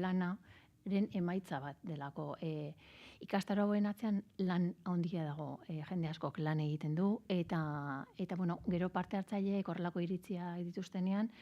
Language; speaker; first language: Basque; native; Basque